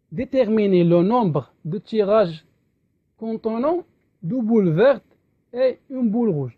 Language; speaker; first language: French; non-native, local second language; Arabic